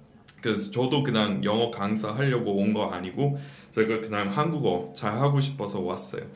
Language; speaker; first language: Korean; non-native, fluent; English